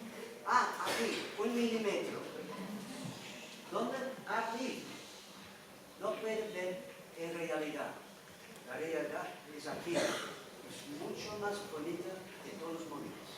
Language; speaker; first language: Spanish; non-native, learner; Dutch